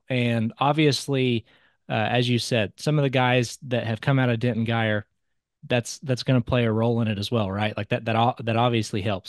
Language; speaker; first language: English; native; English